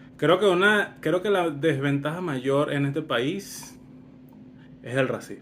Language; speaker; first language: Spanish; early bilingual, other home language; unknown